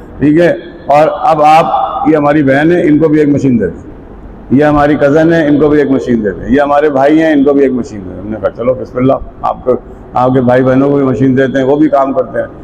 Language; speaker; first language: Urdu; native; Urdu